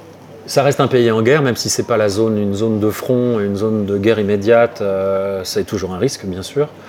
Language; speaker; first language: French; native; French